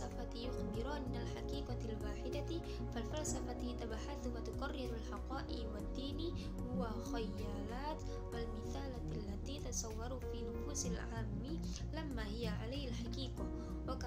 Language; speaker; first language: Arabic; non-native, learner; Indonesian